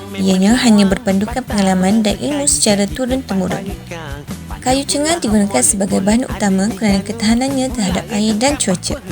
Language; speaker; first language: Malay; native; Malay